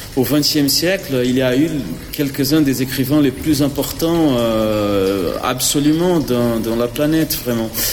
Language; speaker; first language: French; non-native, fluent; Portuguese